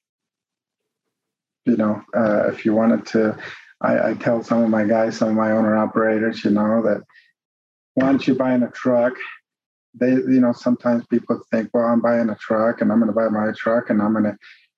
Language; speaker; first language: English; non-native, fluent; Spanish